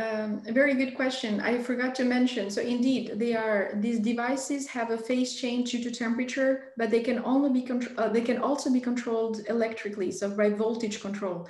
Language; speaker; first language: English; non-native, fluent; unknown